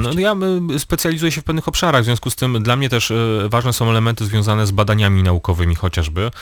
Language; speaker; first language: Polish; native; Polish